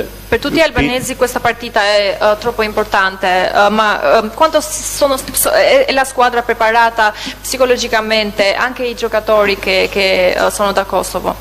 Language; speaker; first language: Italian; non-native, learner; Albanian